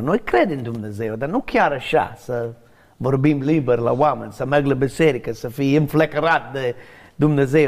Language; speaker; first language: Romanian; non-native, learner; English